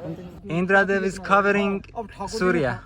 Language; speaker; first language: English; non-native, fluent; Persian